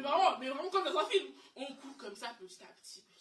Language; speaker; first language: French; native; French